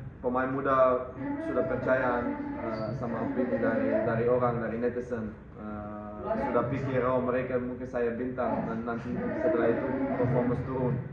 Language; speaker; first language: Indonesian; non-native, fluent; Dutch